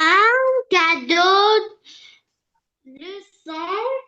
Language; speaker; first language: French; non-native, learner; Arabic